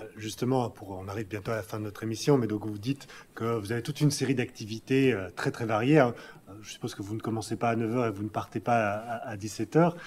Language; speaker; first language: French; native; French